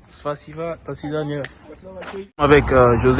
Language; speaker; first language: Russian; non-native, learner; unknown